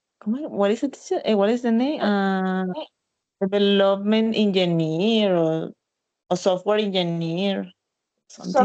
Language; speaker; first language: English; non-native, learner; Spanish